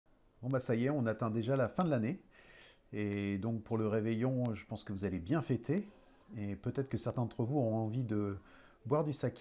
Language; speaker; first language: French; native; French